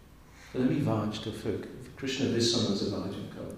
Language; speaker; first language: Hungarian; non-native, learner; English